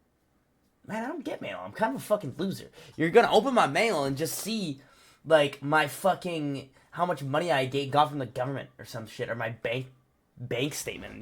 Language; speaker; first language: English; native; English